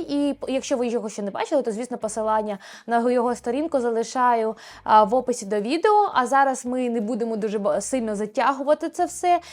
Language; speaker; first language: Ukrainian; native; Ukrainian